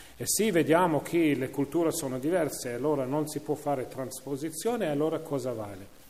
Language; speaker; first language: Italian; non-native, fluent; English